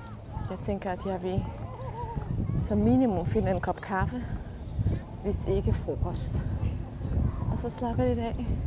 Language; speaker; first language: Danish; non-native, fluent; Polish